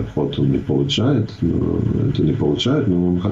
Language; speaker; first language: Russian; non-native, fluent; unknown